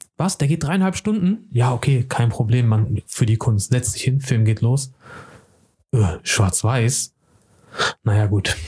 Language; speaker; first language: German; early bilingual, other home language; Turkish